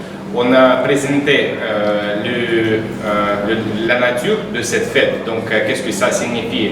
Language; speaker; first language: French; non-native, learner; Russian